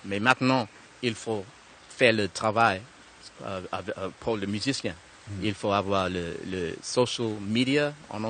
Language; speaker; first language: French; non-native, learner; English